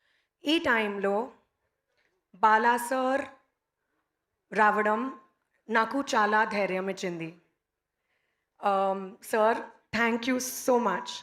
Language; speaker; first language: Telugu; non-native, learner; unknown